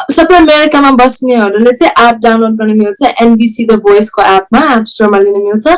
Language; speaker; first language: Nepali; early bilingual, heritage; Nepali